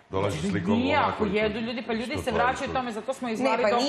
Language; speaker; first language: Serbian; native; Serbian